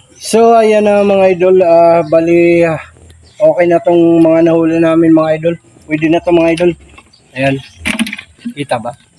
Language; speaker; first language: Filipino; native; Filipino